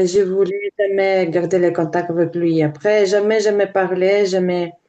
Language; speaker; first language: French; non-native, learner; Ukrainian